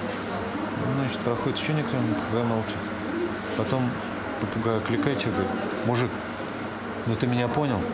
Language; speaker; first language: Russian; native; Russian